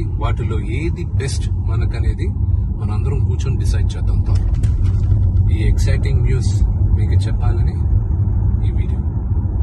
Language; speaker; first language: Telugu; native; Telugu